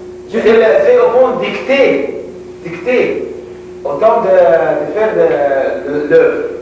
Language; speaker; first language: French; non-native, local second language; Arabic